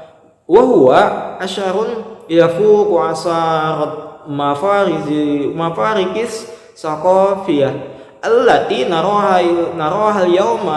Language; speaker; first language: Arabic; non-native, learner; Indonesian